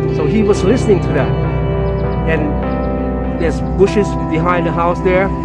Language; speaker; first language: English; non-native, fluent; Lao